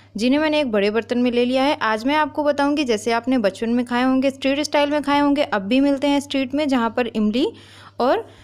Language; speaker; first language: Hindi; native; Hindi